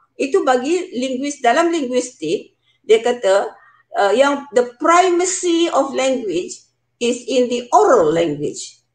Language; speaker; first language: Malay; native; Malay